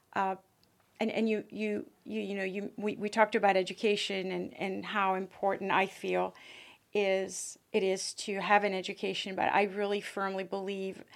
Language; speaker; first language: English; early bilingual, other home language; French